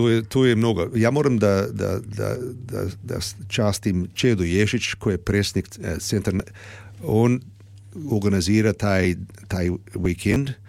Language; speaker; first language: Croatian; early bilingual, heritage; Serbian